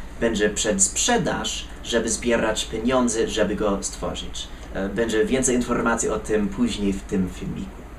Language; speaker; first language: Polish; non-native, fluent; English